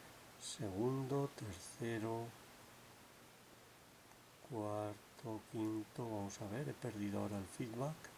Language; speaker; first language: Spanish; native; Spanish